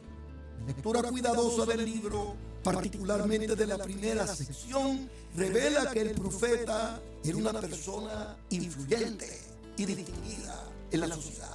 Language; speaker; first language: Spanish; native; Spanish